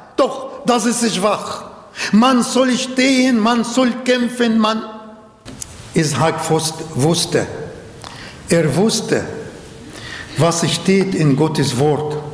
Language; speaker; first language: German; non-native, learner; Arabic